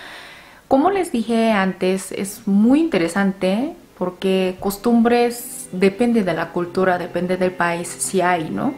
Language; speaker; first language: Spanish; non-native, fluent; Korean